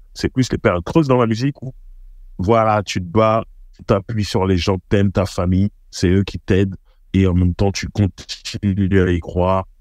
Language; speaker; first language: French; native; French